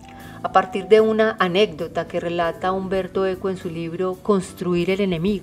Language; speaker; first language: Spanish; native; Spanish